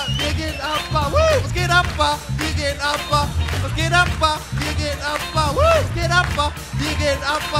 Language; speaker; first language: German; native; German